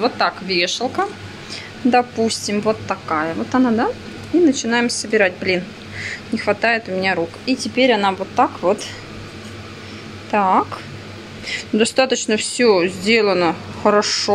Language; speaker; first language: Russian; native; Russian